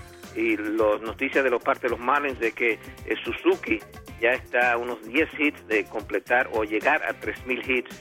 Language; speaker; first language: Spanish; native; Spanish